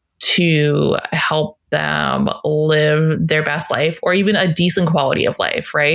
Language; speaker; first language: English; native; English